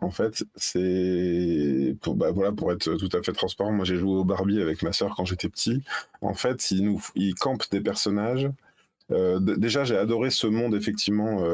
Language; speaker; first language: French; native; French